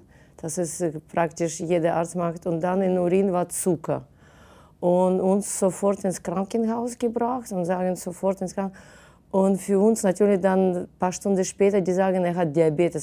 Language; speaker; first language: German; non-native, fluent; Russian